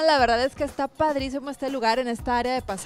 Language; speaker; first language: Spanish; native; Spanish